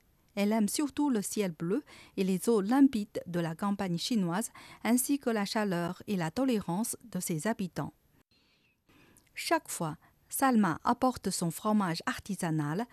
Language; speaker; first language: French; non-native, fluent; Chinese